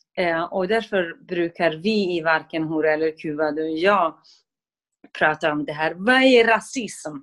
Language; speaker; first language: Swedish; non-native, fluent; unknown